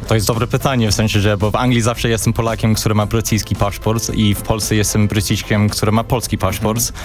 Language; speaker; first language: Polish; non-native, fluent; English